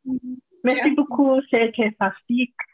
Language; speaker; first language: French; non-native, fluent; English